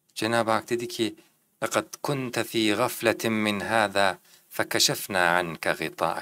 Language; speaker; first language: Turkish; native; Turkish